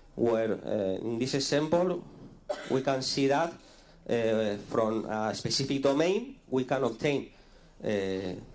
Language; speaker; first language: English; non-native, fluent; Spanish